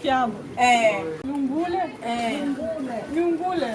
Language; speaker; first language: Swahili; non-native, learner; Portuguese